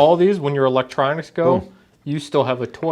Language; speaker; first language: English; native; English